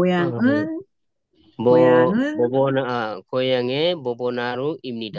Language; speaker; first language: Korean; non-native, learner; Tetum